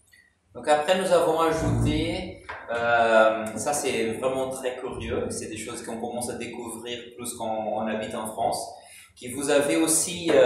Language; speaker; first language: French; non-native, fluent; Portuguese